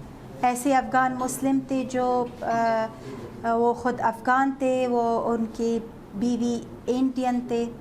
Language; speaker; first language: Hindi; non-native, fluent; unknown